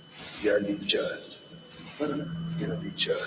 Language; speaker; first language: Arabic; non-native, learner; English